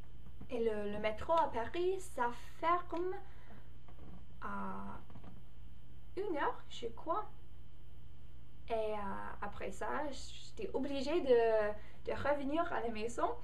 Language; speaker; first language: French; non-native, learner; English